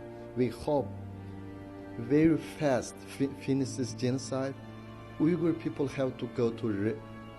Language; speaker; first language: English; non-native, learner; Uyghur